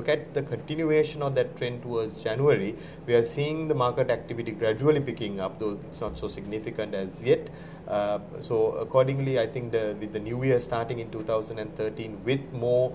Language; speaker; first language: English; non-native, local second language; Sinhala